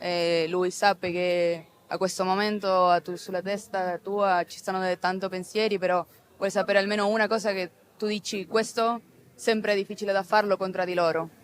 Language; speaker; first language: Italian; non-native, fluent; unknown